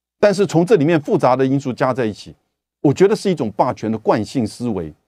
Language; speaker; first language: Chinese; native; Chinese